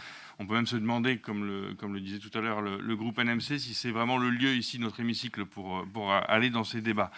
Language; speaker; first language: French; native; French